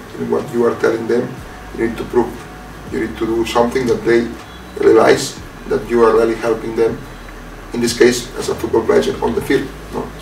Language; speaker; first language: English; non-native, fluent; Spanish